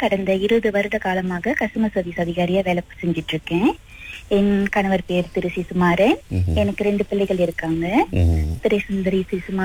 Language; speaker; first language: Tamil; early bilingual, heritage; Tamil